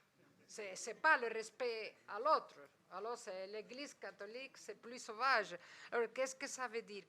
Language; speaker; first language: French; non-native, fluent; Spanish